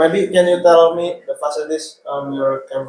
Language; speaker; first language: English; non-native, learner; Indonesian